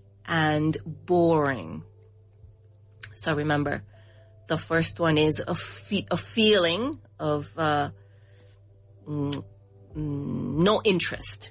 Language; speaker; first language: English; non-native, fluent; Spanish